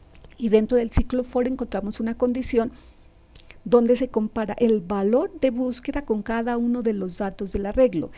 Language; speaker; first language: Spanish; native; Spanish